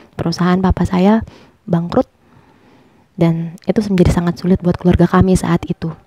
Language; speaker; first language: Indonesian; native; Indonesian